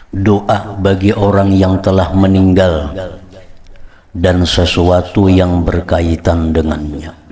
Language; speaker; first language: Indonesian; non-native, local second language; Banjar